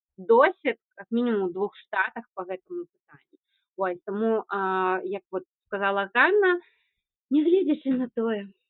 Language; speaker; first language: Belarusian; non-native, local second language; Russian